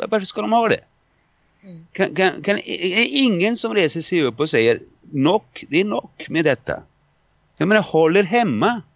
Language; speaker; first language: Swedish; non-native, fluent; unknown